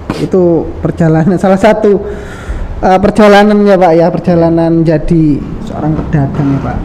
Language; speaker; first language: Indonesian; native; Indonesian